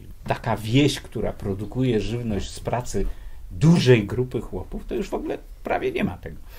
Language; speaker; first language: Polish; native; Polish